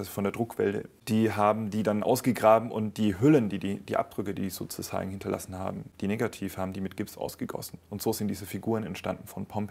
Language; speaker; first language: German; native; German